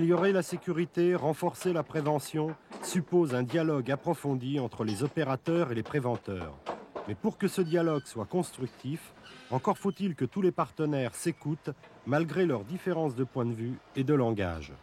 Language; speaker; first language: French; native; French